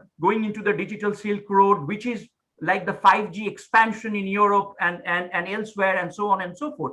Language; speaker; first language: English; non-native, local second language; Bangla